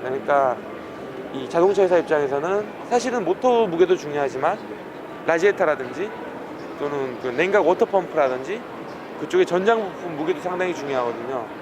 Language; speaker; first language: Korean; native; Korean